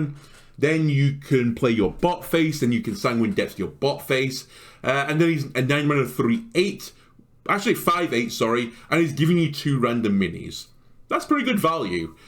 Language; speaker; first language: English; native; English